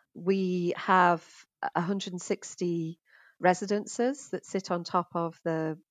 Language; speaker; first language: English; native; English